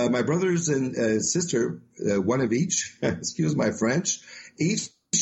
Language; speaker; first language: English; non-native, fluent; French